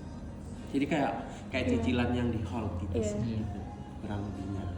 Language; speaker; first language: Indonesian; native; Indonesian